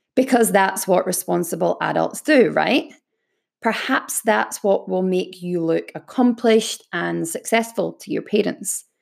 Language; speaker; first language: English; native; English